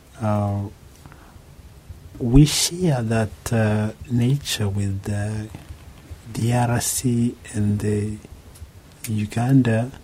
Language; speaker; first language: English; non-native, local second language; Kinyarwanda